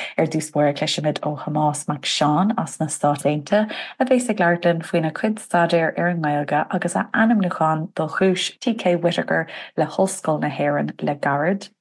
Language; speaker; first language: Irish; non-native, local second language; English